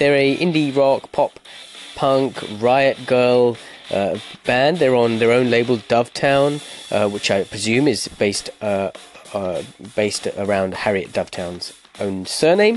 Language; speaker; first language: English; native; English